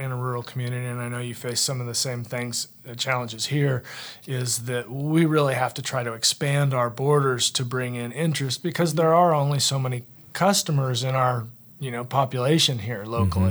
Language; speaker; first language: English; native; English